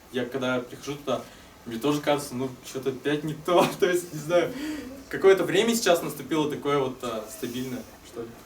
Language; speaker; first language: Russian; native; Russian